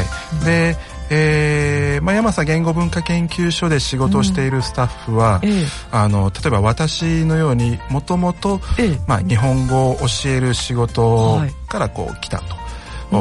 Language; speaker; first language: Japanese; native; Japanese